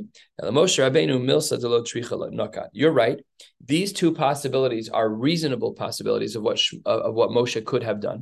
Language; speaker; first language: English; native; English